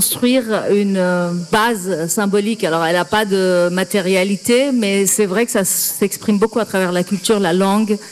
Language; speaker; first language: French; non-native, fluent; Persian